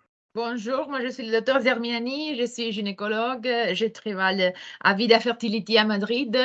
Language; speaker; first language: French; non-native, fluent; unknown